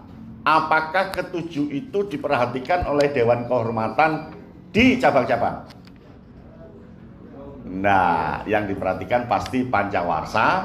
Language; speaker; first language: Indonesian; native; Indonesian